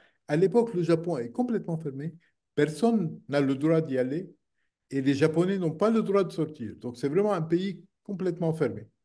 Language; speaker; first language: French; non-native, local second language; Arabic